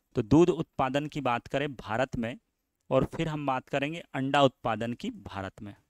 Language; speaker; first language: Hindi; native; Hindi